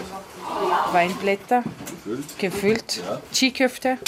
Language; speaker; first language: German; early bilingual, other home language; Turkish